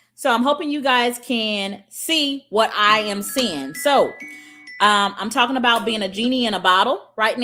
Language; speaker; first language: English; native; English